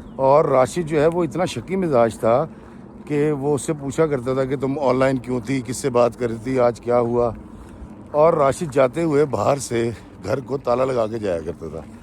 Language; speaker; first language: Urdu; native; Urdu